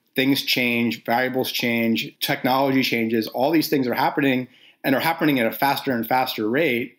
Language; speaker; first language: English; native; English